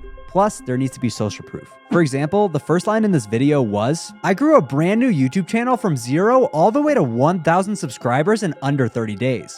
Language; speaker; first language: English; native; English